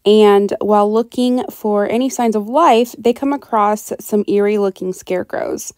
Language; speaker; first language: English; native; English